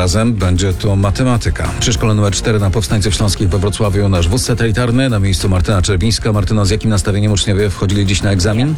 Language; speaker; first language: Polish; native; Polish